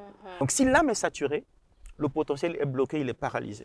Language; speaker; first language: French; non-native, local second language; Rundi